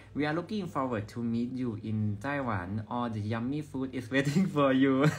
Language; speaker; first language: English; non-native, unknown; Thai